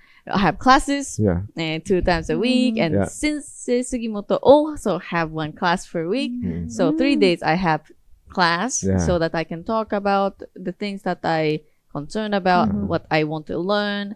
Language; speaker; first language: English; non-native, fluent; Japanese